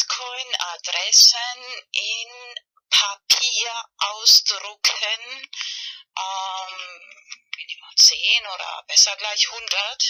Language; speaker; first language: German; non-native, fluent; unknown